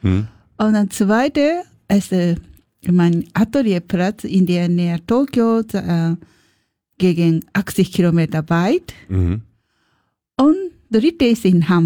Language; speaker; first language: German; non-native, learner; Japanese